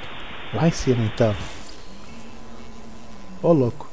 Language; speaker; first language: Portuguese; native; Portuguese